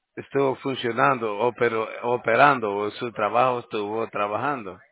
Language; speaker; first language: Spanish; non-native, learner; English